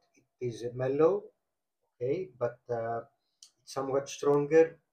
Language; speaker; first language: English; non-native, fluent; Greek